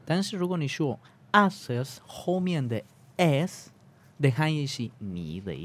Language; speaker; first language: Chinese; non-native, fluent; Spanish